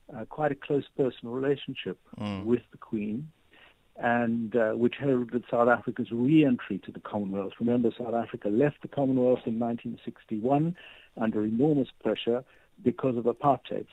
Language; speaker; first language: English; native; English